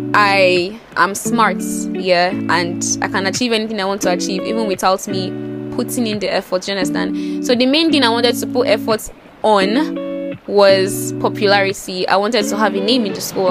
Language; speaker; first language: English; non-native, local second language; Yoruba